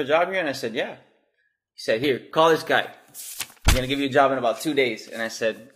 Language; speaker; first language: English; native; English